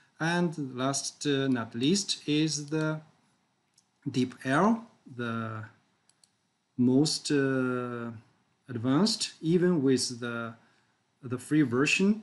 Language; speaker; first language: English; non-native, fluent; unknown